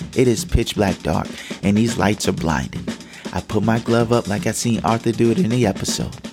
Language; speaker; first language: English; native; English